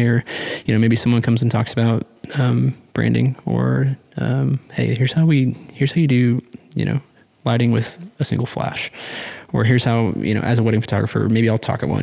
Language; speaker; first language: English; native; English